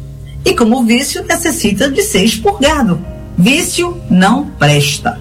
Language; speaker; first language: Portuguese; native; Portuguese